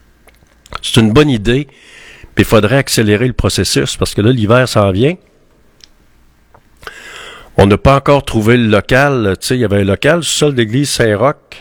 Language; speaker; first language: French; native; French